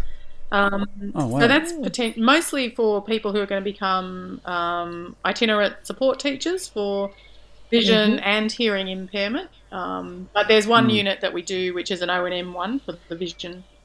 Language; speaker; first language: English; native; English